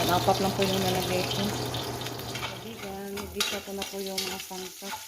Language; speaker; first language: Filipino; non-native, local second language; Cebuano